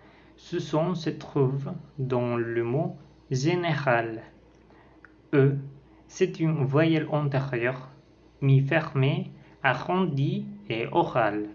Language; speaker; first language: French; non-native, learner; Spanish